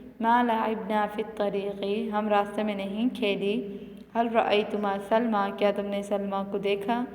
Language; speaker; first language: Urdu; non-native, local second language; Pashto